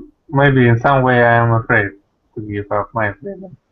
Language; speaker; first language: English; non-native, learner; Russian